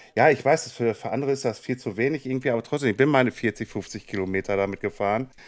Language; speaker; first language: German; native; German